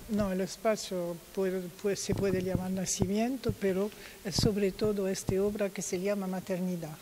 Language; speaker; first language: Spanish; non-native, learner; French